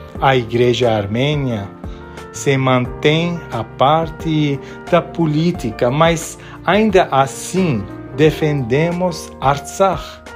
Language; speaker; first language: Portuguese; non-native, fluent; Armenian